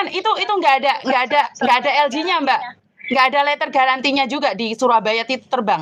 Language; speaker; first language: Indonesian; native; Indonesian